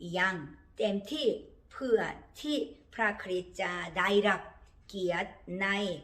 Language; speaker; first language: Thai; non-native, learner; Korean